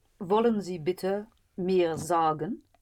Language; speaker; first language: German; non-native, learner; English